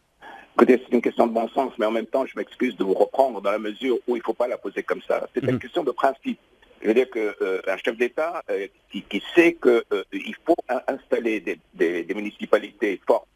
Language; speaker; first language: French; non-native, local second language; Arabic